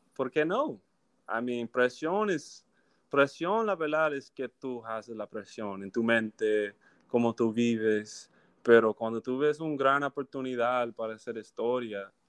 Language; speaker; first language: Spanish; early bilingual, heritage; English